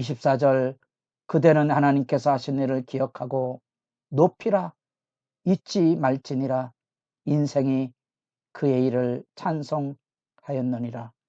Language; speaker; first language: Korean; native; Korean